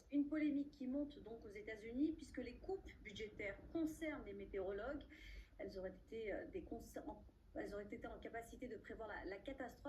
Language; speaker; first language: French; native; French